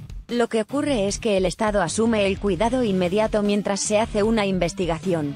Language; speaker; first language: Spanish; native; Spanish